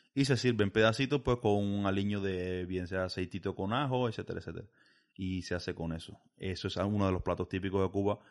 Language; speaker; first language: Spanish; native; Spanish